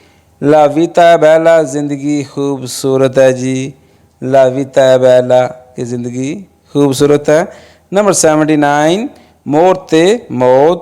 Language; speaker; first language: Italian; non-native, fluent; Urdu